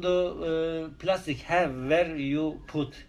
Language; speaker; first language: English; non-native, learner; Turkish